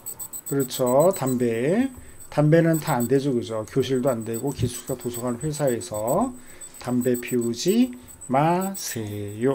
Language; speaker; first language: Korean; native; Korean